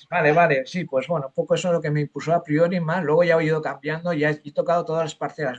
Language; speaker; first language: Spanish; native; Spanish